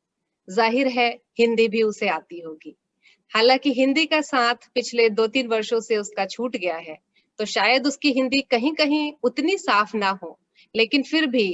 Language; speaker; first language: Hindi; native; Hindi